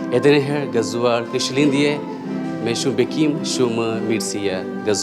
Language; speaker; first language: Albanian; non-native, fluent; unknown